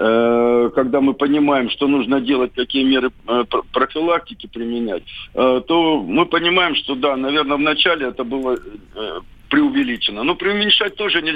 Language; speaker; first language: Russian; native; Russian